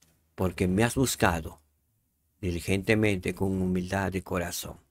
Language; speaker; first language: Spanish; native; Spanish